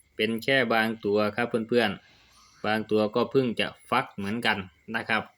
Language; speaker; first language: Thai; non-native, local second language; Northeastern Thai